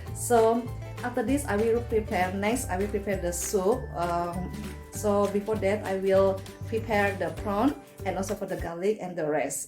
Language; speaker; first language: English; non-native, learner; Indonesian